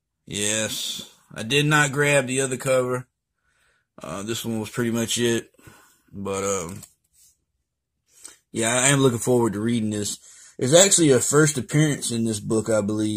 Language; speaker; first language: English; native; English